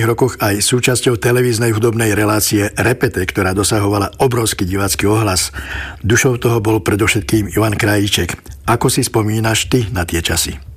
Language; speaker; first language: Slovak; native; Slovak